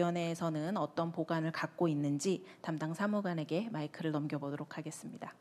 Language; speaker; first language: Korean; native; Korean